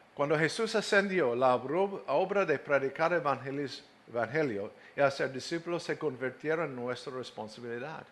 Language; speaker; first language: Spanish; non-native, fluent; English